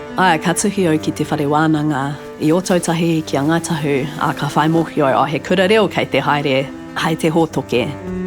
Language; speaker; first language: Māori; non-native, local second language; English